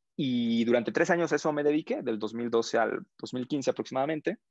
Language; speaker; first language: Spanish; native; Spanish